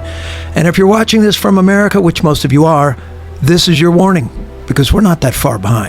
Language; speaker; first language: English; native; English